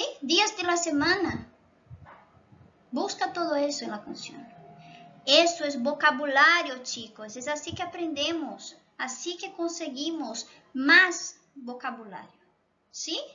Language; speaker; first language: Spanish; non-native, local second language; Portuguese